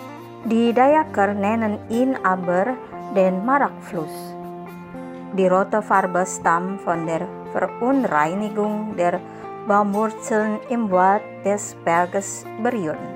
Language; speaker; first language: German; non-native, fluent; Indonesian